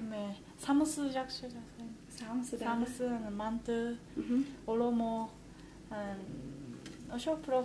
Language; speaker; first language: Kyrgyz; non-native, learner; Japanese